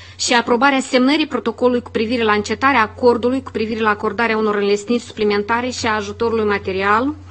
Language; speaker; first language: Romanian; native; Romanian